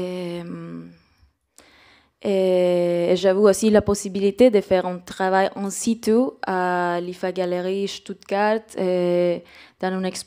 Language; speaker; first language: French; non-native, fluent; Spanish